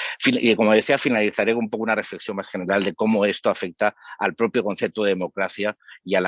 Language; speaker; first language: Spanish; native; Spanish